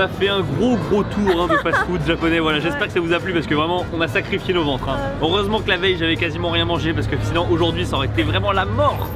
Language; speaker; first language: French; native; French